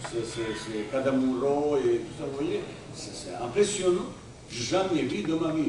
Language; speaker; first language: French; non-native, fluent; Bosnian